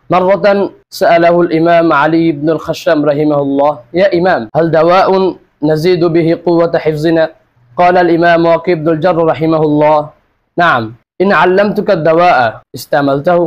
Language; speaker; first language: Arabic; non-native, learner; Bangla